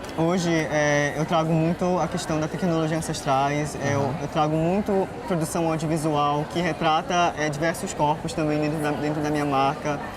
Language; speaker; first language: Portuguese; non-native, local second language; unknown